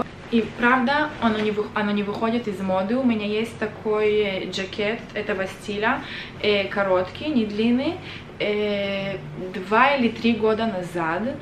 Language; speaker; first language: Russian; early bilingual, other home language; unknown